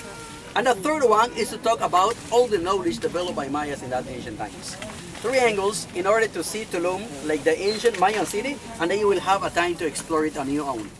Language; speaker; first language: English; non-native, fluent; Spanish